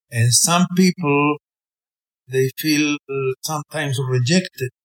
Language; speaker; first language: English; non-native, fluent; Spanish